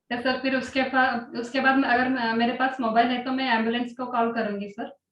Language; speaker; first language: Hindi; non-native, local second language; Kannada